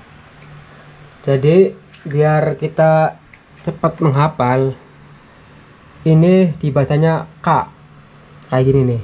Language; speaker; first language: Indonesian; non-native, local second language; Javanese